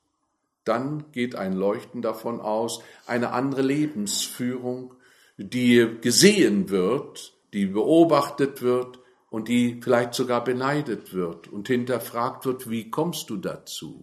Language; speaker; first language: German; native; German